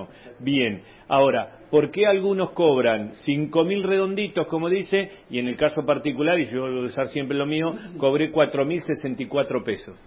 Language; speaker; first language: Spanish; native; Spanish